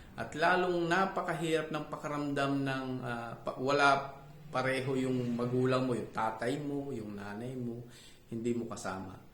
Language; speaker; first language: Filipino; native; Filipino